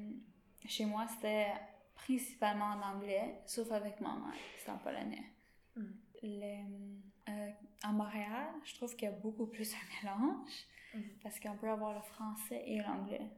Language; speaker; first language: French; non-native, local second language; English